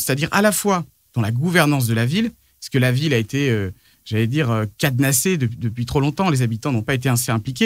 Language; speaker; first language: French; native; French